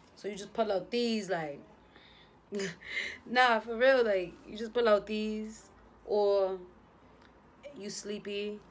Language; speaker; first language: English; native; English